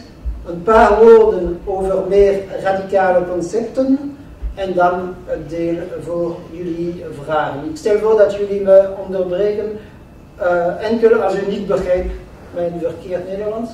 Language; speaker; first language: Dutch; non-native, local second language; French